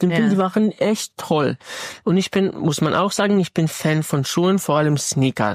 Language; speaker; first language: German; non-native, fluent; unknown